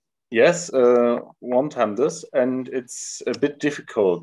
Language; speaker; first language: English; non-native, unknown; German